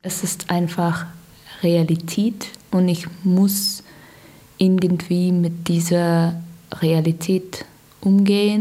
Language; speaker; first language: German; non-native, learner; Russian